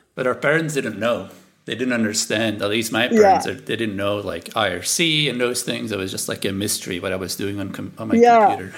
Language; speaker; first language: English; non-native, fluent; Dutch